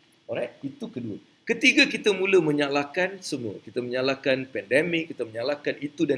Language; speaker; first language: Malay; native; Malay